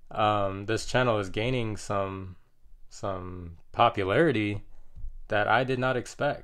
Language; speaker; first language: English; native; English